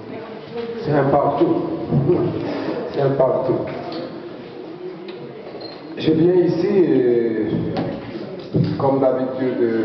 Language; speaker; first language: French; non-native, learner; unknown